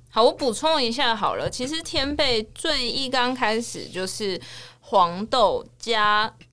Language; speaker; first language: Chinese; native; Chinese